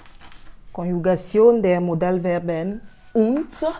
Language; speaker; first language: German; non-native, fluent; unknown